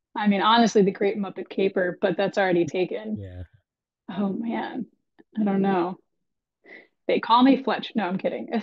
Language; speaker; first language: English; native; English